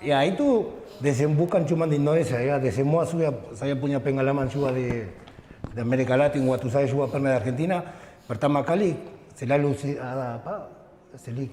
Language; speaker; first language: Indonesian; non-native, learner; Spanish